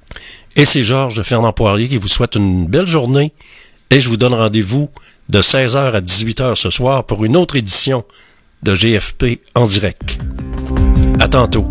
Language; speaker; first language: French; native; French